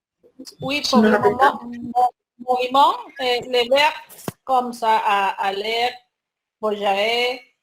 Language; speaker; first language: French; non-native, learner; Spanish